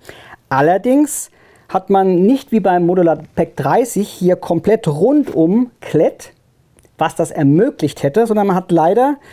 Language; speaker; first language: German; native; German